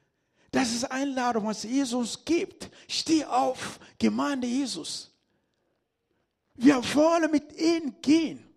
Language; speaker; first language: German; non-native, learner; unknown